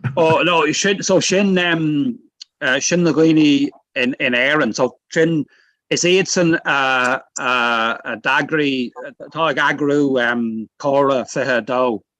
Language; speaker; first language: Irish; non-native, local second language; English